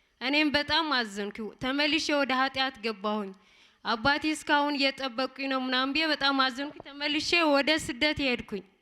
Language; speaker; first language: Amharic; non-native, local second language; Tigrinya